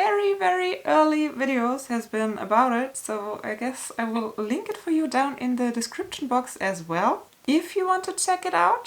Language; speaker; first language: English; non-native, fluent; German